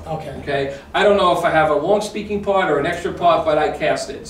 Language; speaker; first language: English; native; English